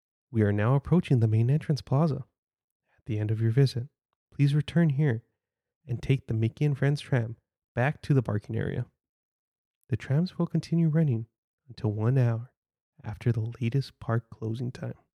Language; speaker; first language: English; native; English